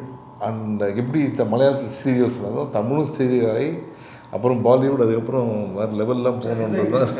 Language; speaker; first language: Tamil; native; Tamil